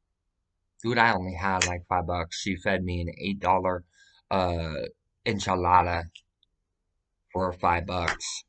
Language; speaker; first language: English; native; English